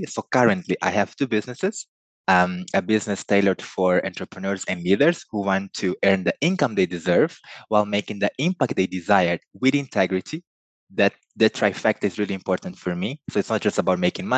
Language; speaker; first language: English; non-native, fluent; Portuguese